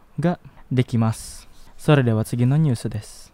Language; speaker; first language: Japanese; non-native, fluent; Indonesian